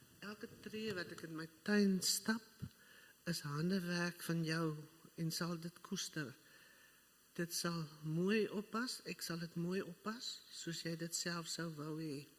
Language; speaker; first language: Afrikaans; native; Afrikaans